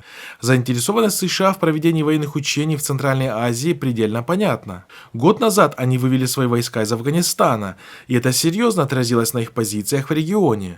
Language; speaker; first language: Russian; native; Russian